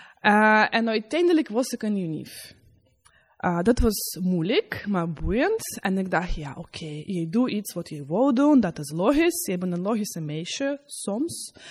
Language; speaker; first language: Dutch; non-native, learner; Russian